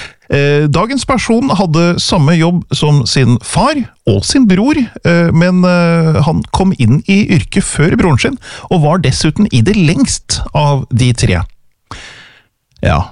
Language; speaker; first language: Norwegian; native; Norwegian